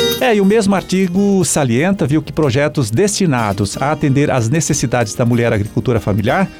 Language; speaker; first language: Portuguese; native; Portuguese